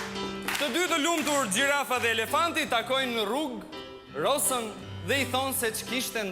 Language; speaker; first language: Albanian; native; Albanian